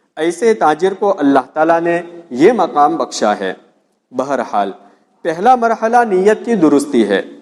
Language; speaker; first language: Urdu; non-native, local second language; Gujarati